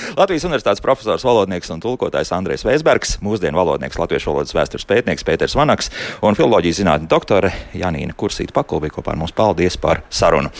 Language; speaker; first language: Latvian; native; Latvian